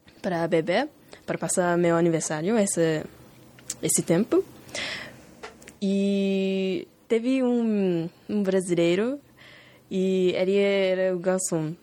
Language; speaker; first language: Portuguese; non-native, learner; Japanese